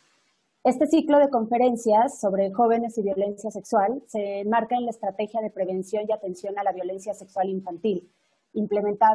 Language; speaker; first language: Spanish; native; Spanish